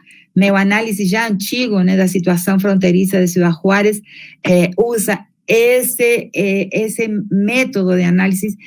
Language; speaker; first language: Portuguese; non-native, fluent; Spanish